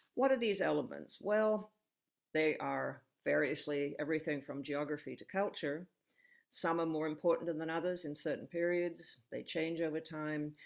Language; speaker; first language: English; native; English